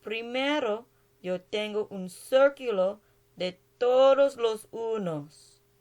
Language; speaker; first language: Spanish; non-native, learner; English